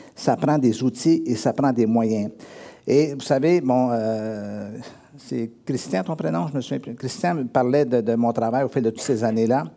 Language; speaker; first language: French; native; French